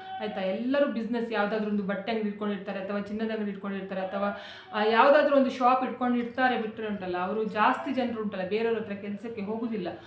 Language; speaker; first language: Kannada; native; Kannada